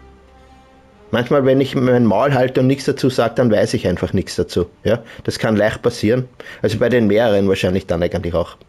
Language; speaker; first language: German; native; German